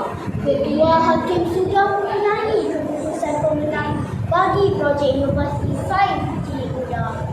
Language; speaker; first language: Malay; native; Malay